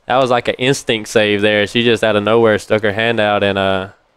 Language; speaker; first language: English; early bilingual, other home language; Spanish